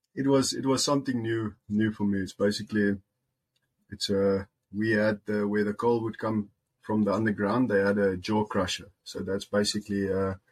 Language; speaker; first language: English; non-native, local second language; Afrikaans